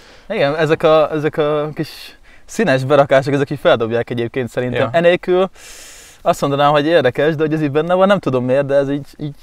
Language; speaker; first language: Hungarian; native; Hungarian